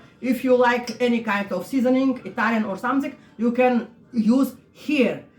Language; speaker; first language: English; non-native, learner; Russian